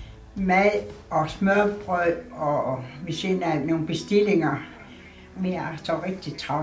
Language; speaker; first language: Danish; non-native, local second language; Kalaallisut